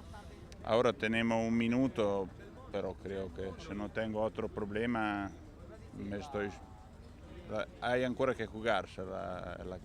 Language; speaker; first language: Spanish; non-native, learner; Italian